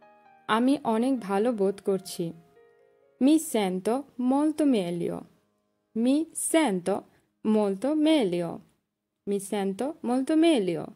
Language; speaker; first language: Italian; non-native, learner; Bangla